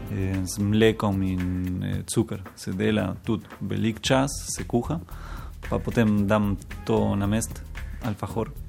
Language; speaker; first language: Slovenian; non-native, learner; Spanish